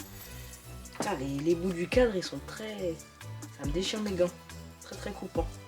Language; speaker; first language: French; native; French